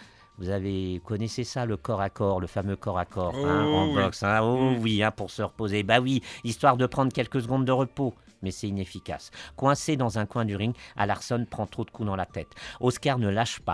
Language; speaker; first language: French; native; French